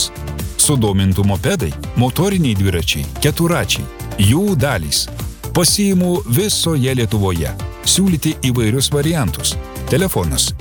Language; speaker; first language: Lithuanian; native; Lithuanian